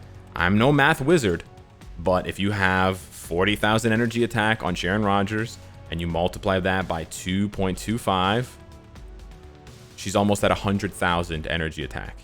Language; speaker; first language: English; native; English